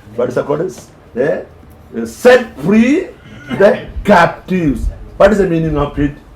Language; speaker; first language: English; non-native, local second language; Malayalam